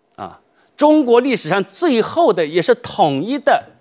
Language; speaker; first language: Chinese; native; Chinese